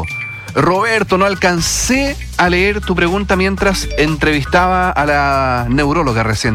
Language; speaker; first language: Spanish; native; Spanish